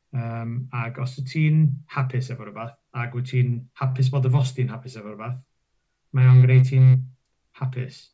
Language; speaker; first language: Welsh; non-native, local second language; English